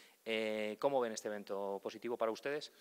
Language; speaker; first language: Spanish; native; Spanish